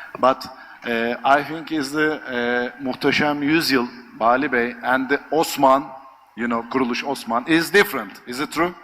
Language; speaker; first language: English; non-native, learner; Turkish